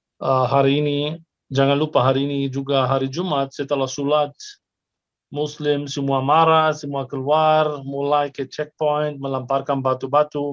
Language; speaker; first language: Indonesian; non-native, fluent; Arabic